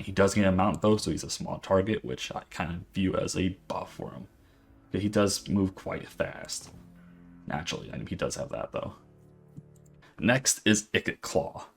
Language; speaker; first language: English; native; English